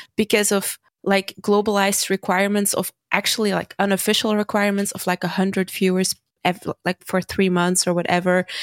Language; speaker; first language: English; non-native, fluent; Dutch